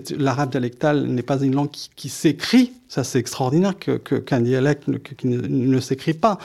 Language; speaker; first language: French; early bilingual, other home language; Arabic